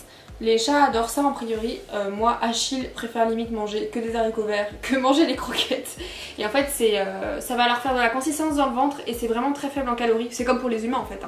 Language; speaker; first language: French; native; French